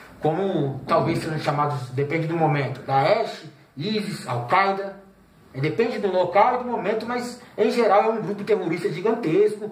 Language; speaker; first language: Portuguese; native; Portuguese